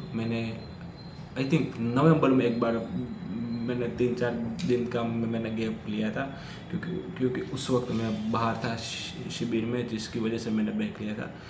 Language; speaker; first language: Hindi; non-native, local second language; Gujarati